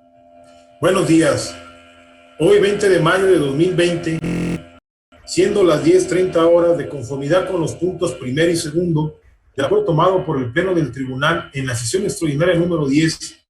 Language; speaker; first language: Spanish; native; Spanish